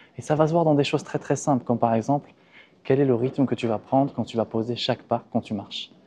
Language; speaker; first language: French; early bilingual, other home language; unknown